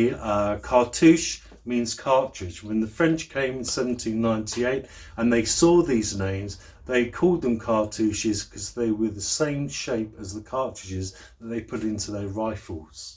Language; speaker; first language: English; native; English